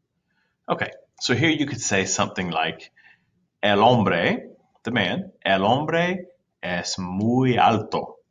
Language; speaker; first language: Spanish; non-native, fluent; English